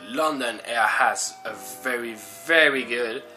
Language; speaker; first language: English; non-native, fluent; French